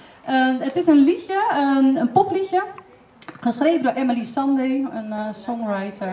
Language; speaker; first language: Dutch; native; Dutch